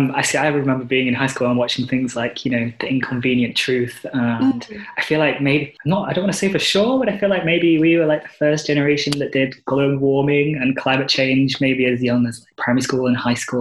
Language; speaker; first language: English; native; English